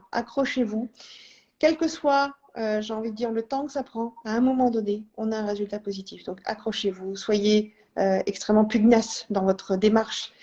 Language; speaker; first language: French; native; French